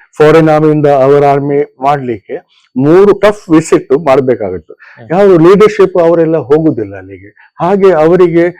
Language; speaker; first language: Kannada; non-native, local second language; Konkani